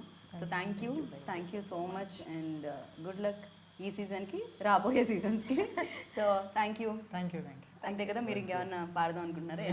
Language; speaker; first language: Telugu; native; Telugu